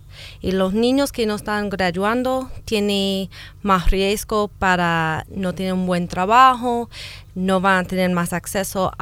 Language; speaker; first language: Spanish; non-native, fluent; English